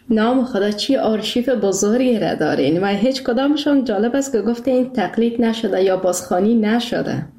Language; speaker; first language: Persian; native; Persian